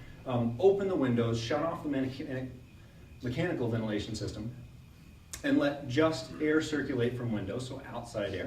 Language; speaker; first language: English; native; English